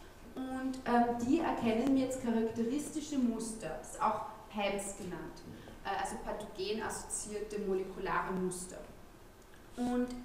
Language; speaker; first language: German; native; German